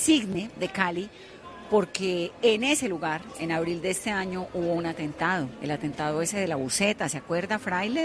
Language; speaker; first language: Spanish; native; Spanish